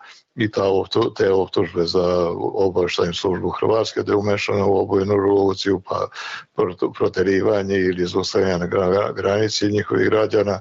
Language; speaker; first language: Croatian; native; Croatian